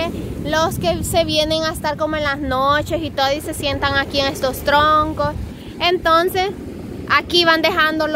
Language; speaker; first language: Spanish; native; Spanish